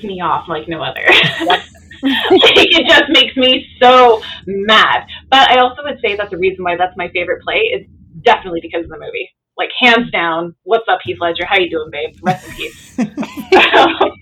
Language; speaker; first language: English; native; English